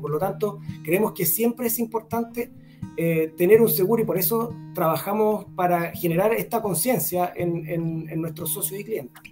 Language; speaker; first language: Spanish; native; Spanish